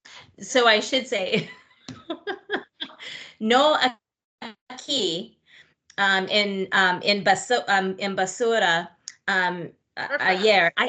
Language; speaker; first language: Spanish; non-native, learner; English